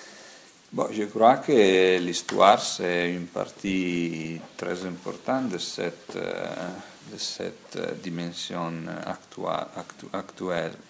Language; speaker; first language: French; non-native, fluent; Italian